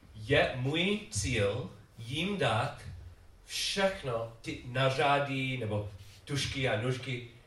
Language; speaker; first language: Czech; non-native, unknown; English